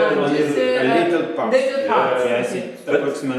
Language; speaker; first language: English; non-native, learner; French